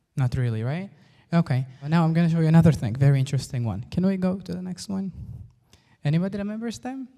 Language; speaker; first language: English; non-native, fluent; Uzbek